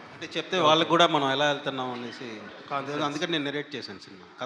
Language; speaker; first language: Telugu; native; Telugu